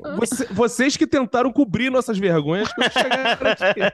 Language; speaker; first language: Portuguese; native; Portuguese